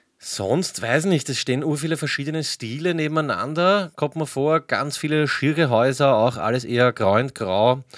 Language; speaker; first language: German; native; German